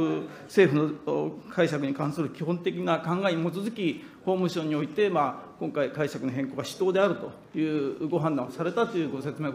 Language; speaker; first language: Japanese; native; Japanese